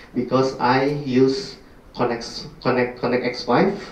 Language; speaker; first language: English; non-native, learner; Indonesian